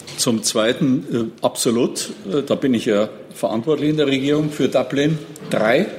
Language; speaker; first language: German; native; German